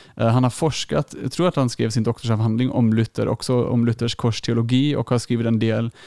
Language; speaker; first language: Swedish; non-native, fluent; German